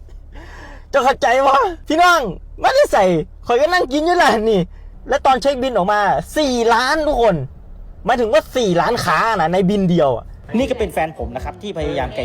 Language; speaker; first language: Thai; native; Thai